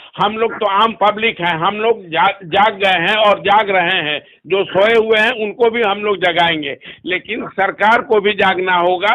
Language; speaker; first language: Hindi; non-native, local second language; Bhojpuri